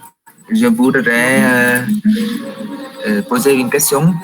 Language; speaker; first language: French; non-native, learner; Vietnamese